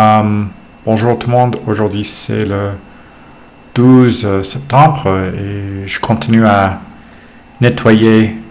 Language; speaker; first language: French; non-native, fluent; English